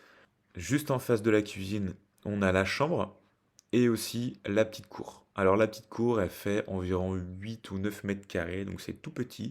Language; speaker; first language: French; native; French